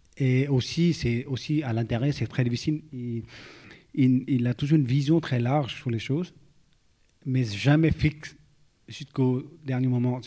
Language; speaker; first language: French; non-native, fluent; Vietnamese